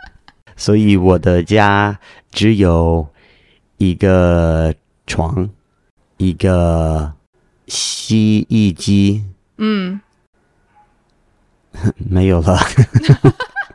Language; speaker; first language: Chinese; non-native, learner; English